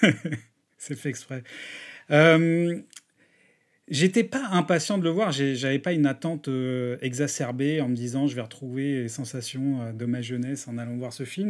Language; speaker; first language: French; native; French